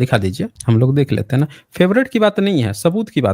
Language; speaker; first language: Hindi; native; Hindi